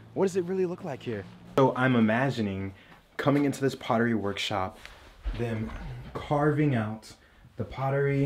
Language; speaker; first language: English; native; English